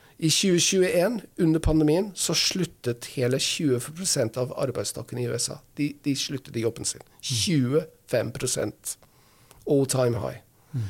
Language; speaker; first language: Norwegian; non-native, fluent; English